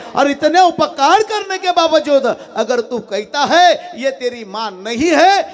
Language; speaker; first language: Hindi; non-native, local second language; Marathi